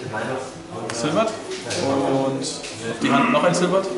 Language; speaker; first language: German; native; German